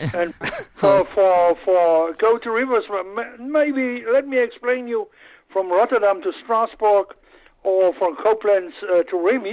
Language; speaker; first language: English; non-native, learner; Luxembourgish